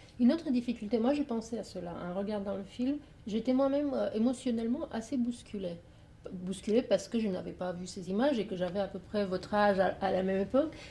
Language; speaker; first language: French; non-native, fluent; Romanian